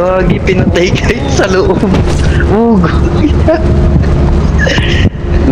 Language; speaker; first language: Filipino; native; Filipino